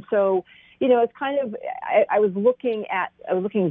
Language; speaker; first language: English; native; English